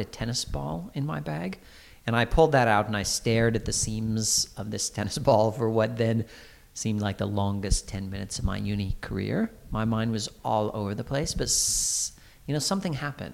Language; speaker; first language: English; native; English